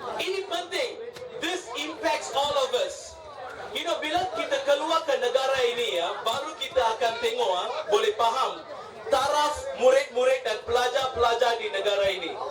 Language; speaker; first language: Malay; non-native, local second language; Tamil